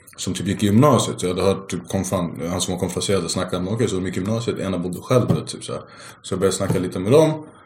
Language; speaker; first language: Swedish; early bilingual, other home language; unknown